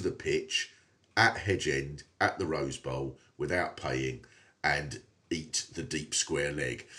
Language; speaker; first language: English; native; English